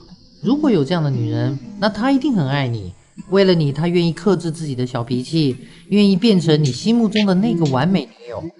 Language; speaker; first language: Chinese; native; Chinese